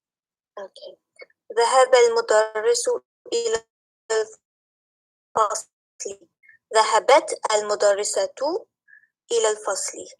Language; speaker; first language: Arabic; non-native, learner; English